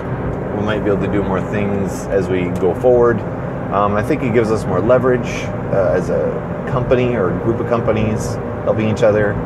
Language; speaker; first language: English; native; English